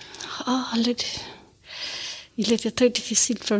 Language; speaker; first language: French; non-native, learner; Albanian